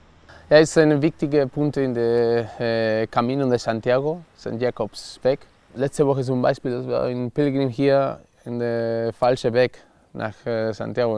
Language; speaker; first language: German; non-native, learner; Spanish